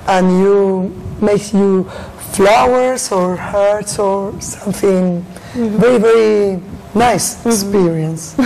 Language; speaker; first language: English; non-native, learner; Spanish